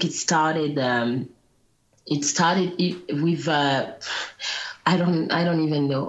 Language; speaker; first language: English; non-native, fluent; Guadeloupean Creole French